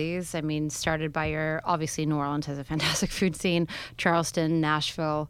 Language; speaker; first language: English; native; English